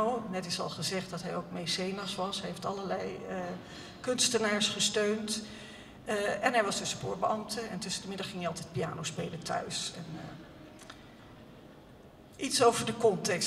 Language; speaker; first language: Dutch; native; Dutch